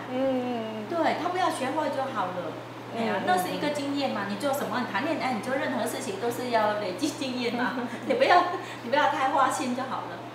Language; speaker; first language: Chinese; non-native, fluent; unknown